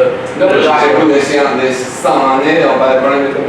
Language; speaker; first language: French; non-native, learner; Spanish